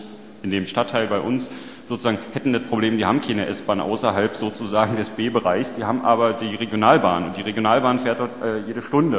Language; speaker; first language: German; native; German